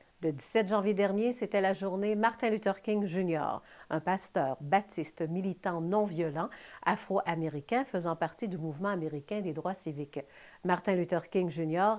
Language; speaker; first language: French; native; French